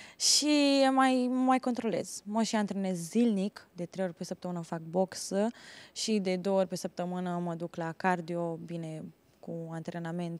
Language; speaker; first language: Romanian; native; Romanian